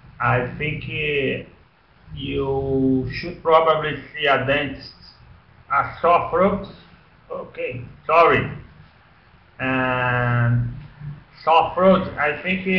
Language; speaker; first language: English; non-native, learner; Portuguese